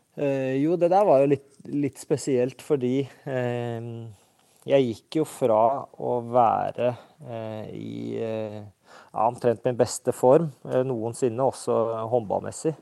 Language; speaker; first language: Norwegian; native; Norwegian